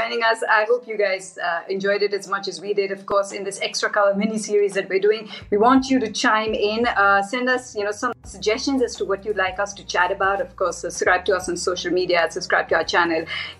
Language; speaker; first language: English; non-native, local second language; Hindi